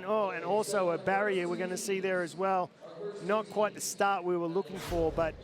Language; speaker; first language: English; native; English